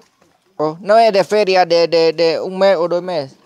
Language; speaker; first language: Portuguese; non-native, learner; Vietnamese